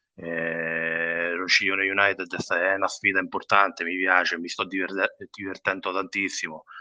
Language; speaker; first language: Italian; native; Italian